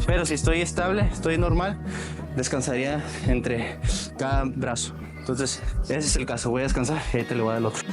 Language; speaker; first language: Spanish; native; Spanish